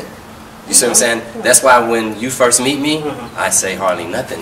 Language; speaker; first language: English; native; English